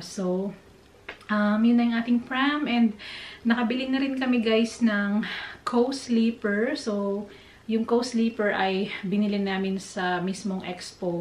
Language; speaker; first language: Filipino; native; Filipino